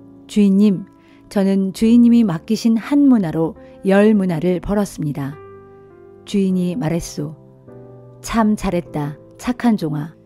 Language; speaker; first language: Korean; native; Korean